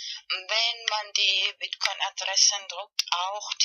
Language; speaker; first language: German; non-native, learner; Spanish